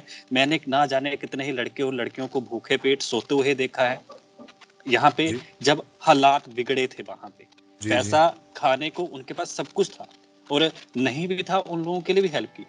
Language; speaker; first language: Hindi; native; Hindi